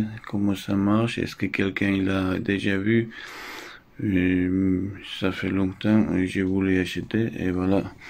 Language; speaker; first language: French; non-native, fluent; Russian